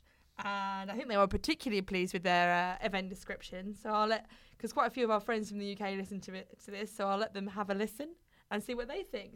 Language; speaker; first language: English; native; English